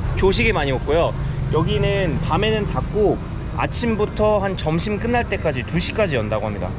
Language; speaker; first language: Korean; native; Korean